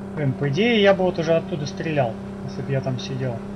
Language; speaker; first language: Russian; native; Russian